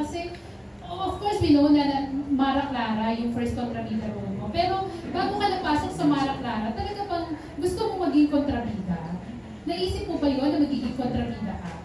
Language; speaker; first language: Filipino; native; Filipino